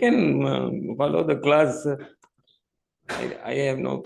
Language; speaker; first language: English; non-native, learner; Tamil